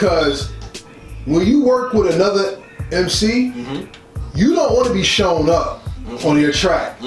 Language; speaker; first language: English; native; English